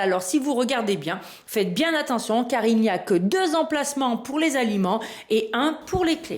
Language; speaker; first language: French; native; French